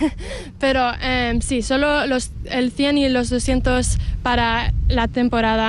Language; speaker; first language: Spanish; early bilingual, heritage; English